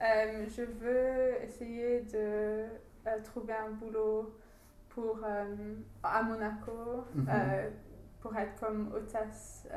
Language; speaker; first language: French; non-native, learner; English